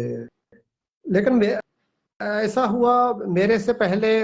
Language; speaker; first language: Hindi; non-native, local second language; Punjabi